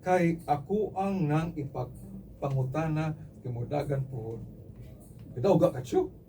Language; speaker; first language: Filipino; non-native, local second language; Cebuano